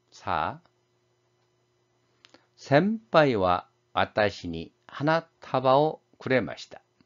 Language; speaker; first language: Japanese; non-native, fluent; Korean